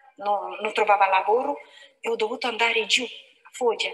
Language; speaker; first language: Italian; non-native, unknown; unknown